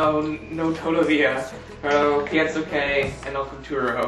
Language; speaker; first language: Spanish; non-native, learner; English